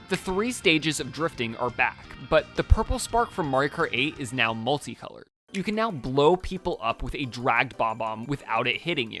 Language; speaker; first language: English; native; English